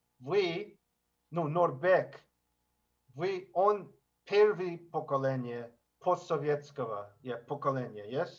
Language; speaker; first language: Russian; non-native, learner; English